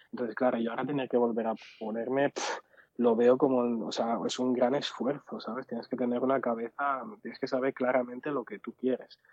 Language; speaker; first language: Spanish; early bilingual, other home language; Arabic